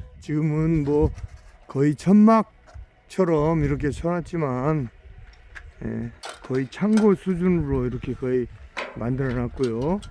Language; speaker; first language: Korean; native; Korean